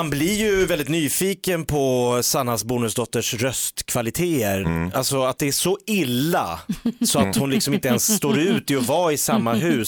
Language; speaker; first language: Swedish; native; Swedish